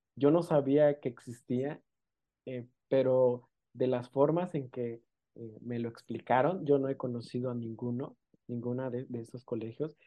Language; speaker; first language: Spanish; non-native, local second language; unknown